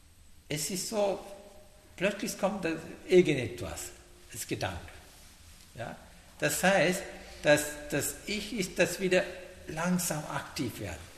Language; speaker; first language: German; non-native, fluent; Sinhala